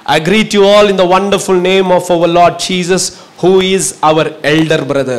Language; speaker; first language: English; non-native, local second language; Tamil